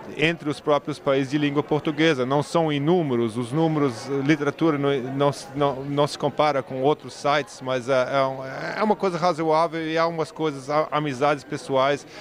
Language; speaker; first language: Portuguese; early bilingual, heritage; German